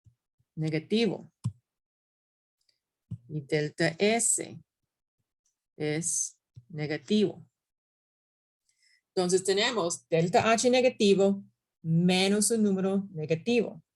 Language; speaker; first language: Spanish; non-native, fluent; English